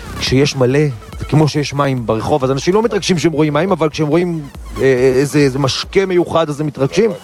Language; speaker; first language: Hebrew; native; Hebrew